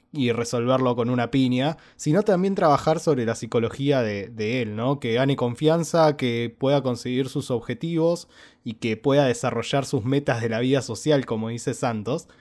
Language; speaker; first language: Spanish; native; Spanish